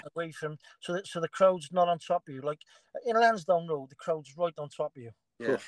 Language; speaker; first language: English; native; English